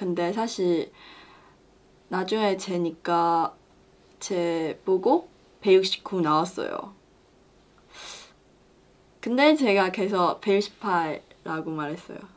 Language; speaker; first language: Korean; non-native, learner; Chinese